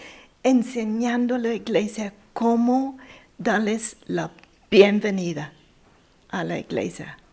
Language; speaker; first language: Spanish; non-native, fluent; English